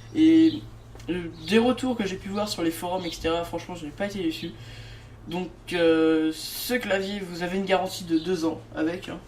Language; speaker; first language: French; native; French